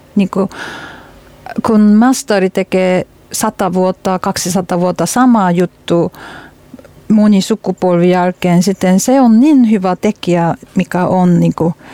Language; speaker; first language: Finnish; non-native, learner; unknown